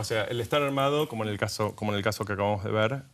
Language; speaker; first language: Spanish; native; Spanish